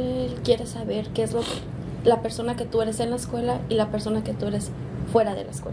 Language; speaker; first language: Spanish; early bilingual, heritage; Spanish